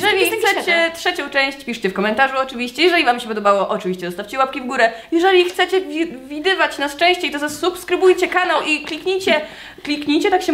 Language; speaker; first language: Polish; native; Polish